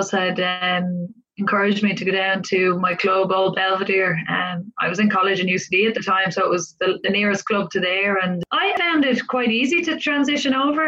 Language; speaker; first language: English; native; English